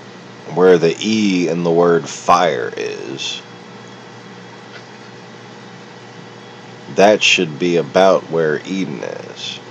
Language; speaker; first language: English; native; English